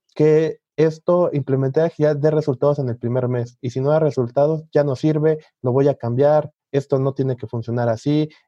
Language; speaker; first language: Spanish; native; Spanish